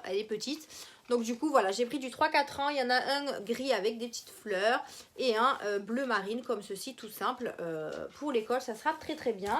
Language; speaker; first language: French; native; French